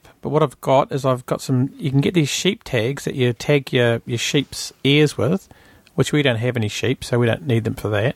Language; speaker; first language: English; native; English